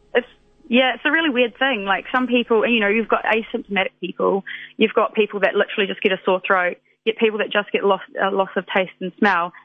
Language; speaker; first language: English; native; English